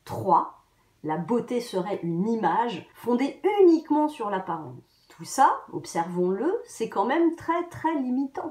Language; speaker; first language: French; native; French